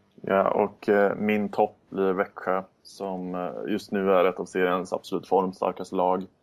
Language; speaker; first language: Swedish; native; Swedish